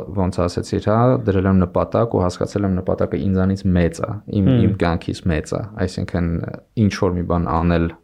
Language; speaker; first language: Armenian; native; Armenian